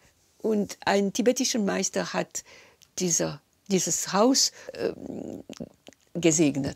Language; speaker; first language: German; non-native, local second language; French